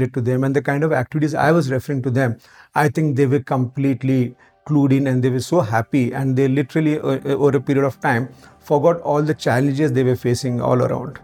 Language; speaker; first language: English; non-native, local second language; Marathi